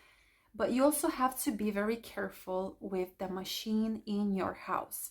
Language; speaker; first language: English; non-native, fluent; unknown